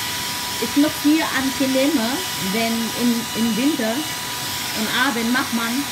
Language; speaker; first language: German; non-native, learner; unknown